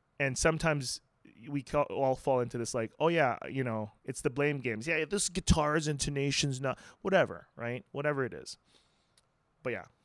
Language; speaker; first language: English; non-native, local second language; Filipino